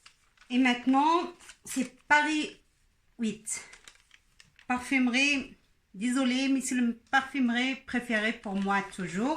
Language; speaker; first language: French; non-native, local second language; Arabic